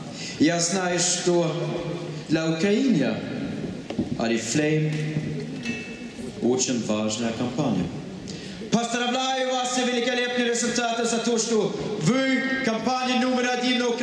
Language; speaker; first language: Russian; non-native, fluent; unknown